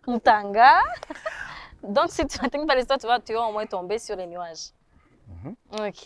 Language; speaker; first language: French; non-native, local second language; Rundi